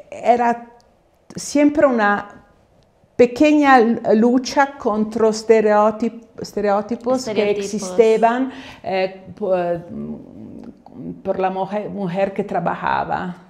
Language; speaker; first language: Spanish; non-native, fluent; Italian